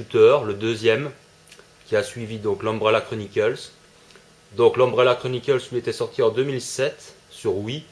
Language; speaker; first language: French; native; French